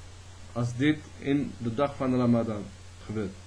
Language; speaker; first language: Dutch; early bilingual, other home language; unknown